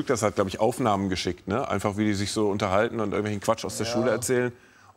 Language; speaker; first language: German; native; German